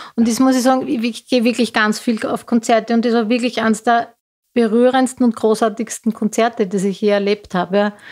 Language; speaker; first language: German; native; German